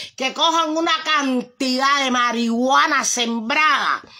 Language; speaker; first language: Spanish; native; Spanish